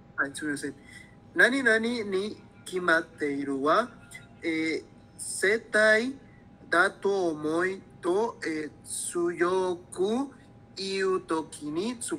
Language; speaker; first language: Japanese; non-native, learner; Spanish